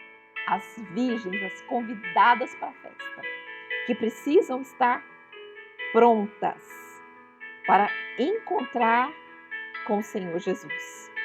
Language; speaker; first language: Portuguese; native; Portuguese